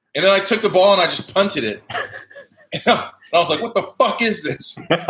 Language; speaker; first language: English; native; English